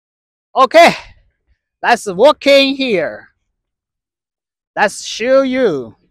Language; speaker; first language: English; non-native, learner; Chinese